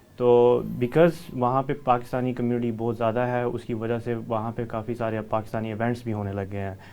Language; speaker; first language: Urdu; early bilingual, heritage; Urdu